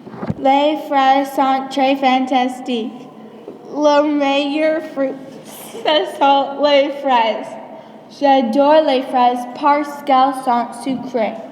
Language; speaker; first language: French; non-native, learner; English